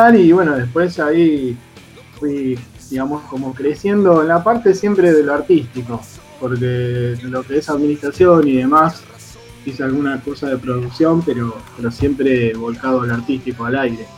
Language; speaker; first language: Spanish; native; Spanish